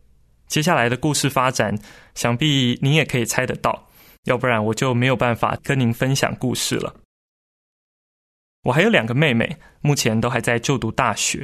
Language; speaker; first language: Chinese; native; Chinese